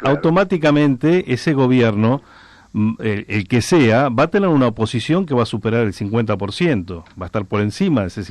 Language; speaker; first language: Spanish; native; Spanish